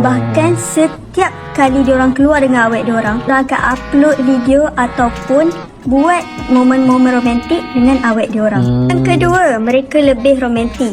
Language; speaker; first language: Malay; native; Malay